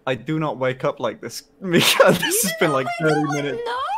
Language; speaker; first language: English; native; English